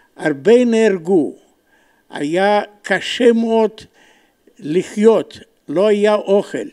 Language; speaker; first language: Hebrew; non-native, fluent; Romanian